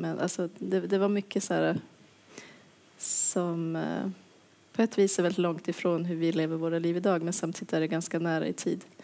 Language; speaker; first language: Swedish; native; Swedish